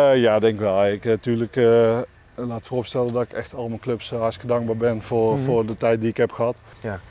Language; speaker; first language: Dutch; native; Dutch